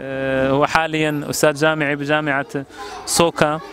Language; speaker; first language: Arabic; native; Arabic